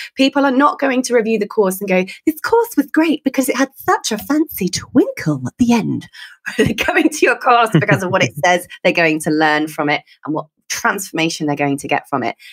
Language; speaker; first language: English; native; English